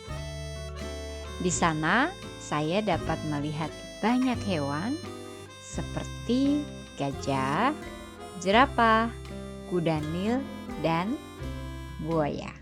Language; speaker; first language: Indonesian; native; Indonesian